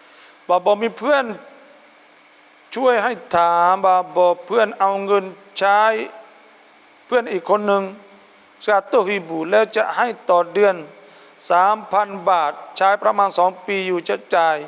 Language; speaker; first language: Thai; non-native, local second language; Malay